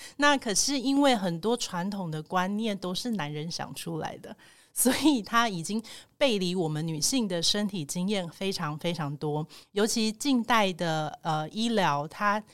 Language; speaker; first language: Chinese; native; Chinese